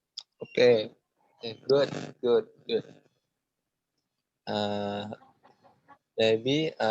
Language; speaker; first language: English; non-native, learner; Indonesian